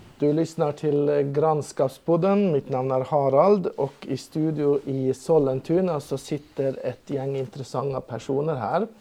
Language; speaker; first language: Swedish; non-native, fluent; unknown